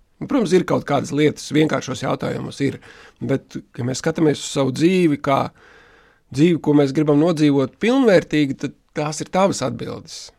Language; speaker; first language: Latvian; native; Latvian